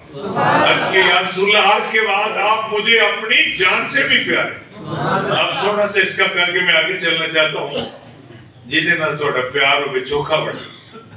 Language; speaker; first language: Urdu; non-native, local second language; Punjabi